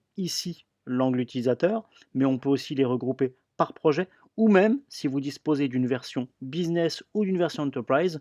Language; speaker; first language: French; native; French